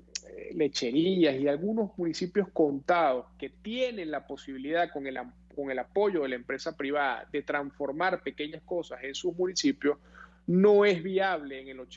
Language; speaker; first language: Spanish; native; Spanish